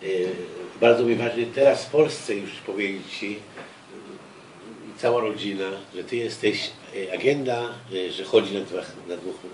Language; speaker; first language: Polish; early bilingual, heritage; Hebrew